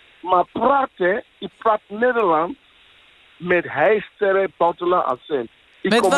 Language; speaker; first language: Dutch; non-native, fluent; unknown